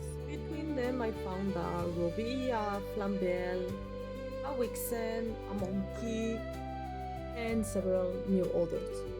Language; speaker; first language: English; non-native, fluent; Spanish